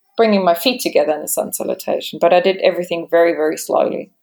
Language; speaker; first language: English; non-native, fluent; German